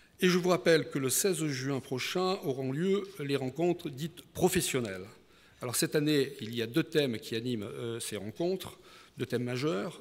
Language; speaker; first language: French; native; French